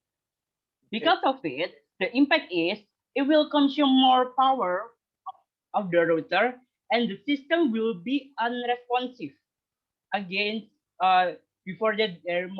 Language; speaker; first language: English; non-native, learner; Indonesian